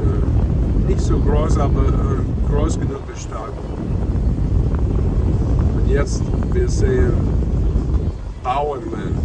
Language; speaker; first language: German; non-native, learner; English